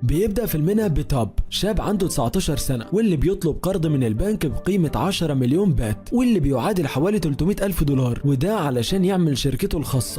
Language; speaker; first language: Arabic; native; Arabic